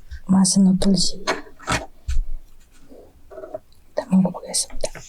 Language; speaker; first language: Korean; non-native, fluent; Indonesian